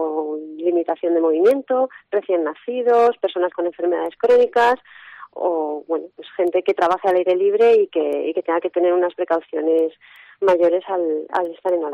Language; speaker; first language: Spanish; native; Spanish